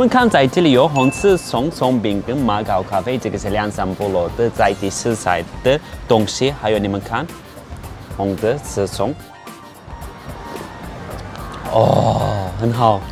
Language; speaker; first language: Chinese; non-native, fluent; Turkish